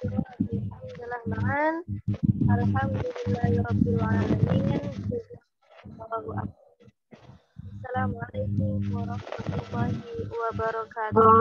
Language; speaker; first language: Arabic; non-native, learner; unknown